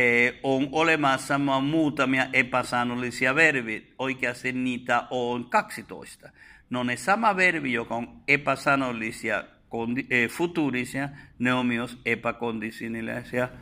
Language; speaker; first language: Finnish; non-native, fluent; Spanish